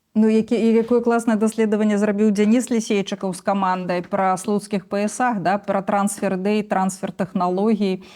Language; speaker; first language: Belarusian; native; Belarusian